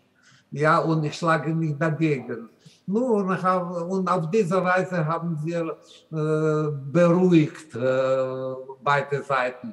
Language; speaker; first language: German; non-native, learner; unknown